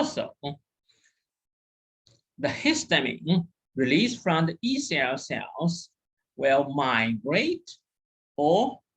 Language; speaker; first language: English; non-native, fluent; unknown